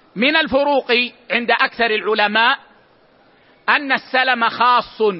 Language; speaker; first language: Arabic; native; Arabic